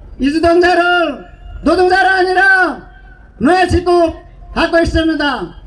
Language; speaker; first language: Korean; non-native, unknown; Nepali